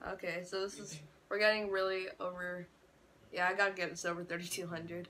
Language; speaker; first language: English; native; English